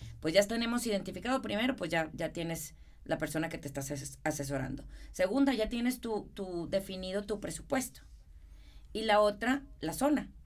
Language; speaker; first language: Spanish; native; Spanish